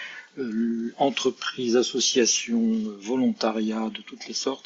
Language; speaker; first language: French; native; French